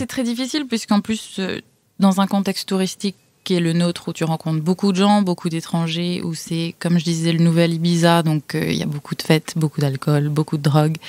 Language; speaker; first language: French; native; French